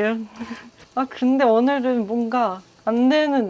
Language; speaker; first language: Korean; non-native, fluent; Japanese